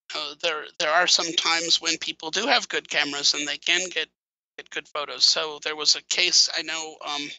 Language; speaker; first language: English; native; English